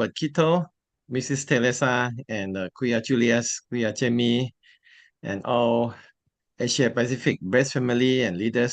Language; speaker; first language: English; non-native, learner; Thai